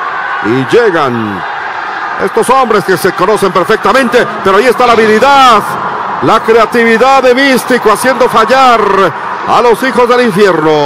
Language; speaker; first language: Spanish; native; Spanish